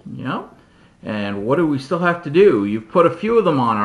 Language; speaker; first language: English; native; English